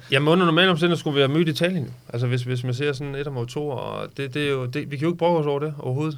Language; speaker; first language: Danish; native; Danish